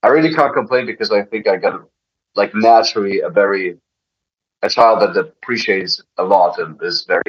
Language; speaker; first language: English; non-native, fluent; German